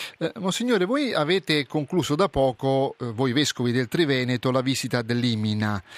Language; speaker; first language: Italian; native; Italian